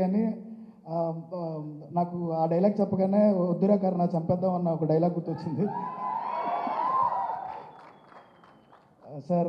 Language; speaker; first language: Telugu; native; Telugu